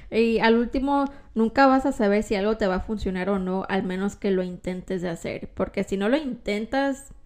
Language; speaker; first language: Spanish; early bilingual, heritage; Spanish